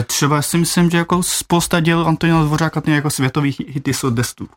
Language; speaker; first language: Czech; non-native, fluent; Japanese